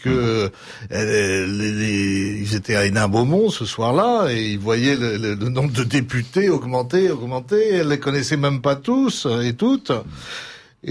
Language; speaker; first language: French; native; French